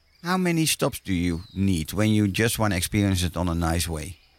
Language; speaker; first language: English; non-native, fluent; Dutch